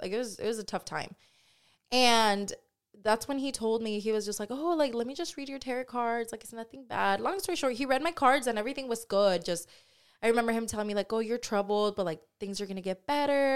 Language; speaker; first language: English; early bilingual, other home language; Spanish